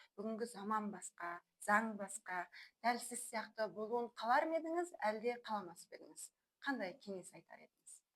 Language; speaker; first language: Kazakh; native; Kazakh